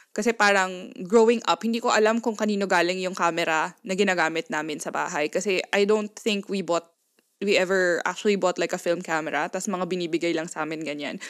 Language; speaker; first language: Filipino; non-native, local second language; Pampanga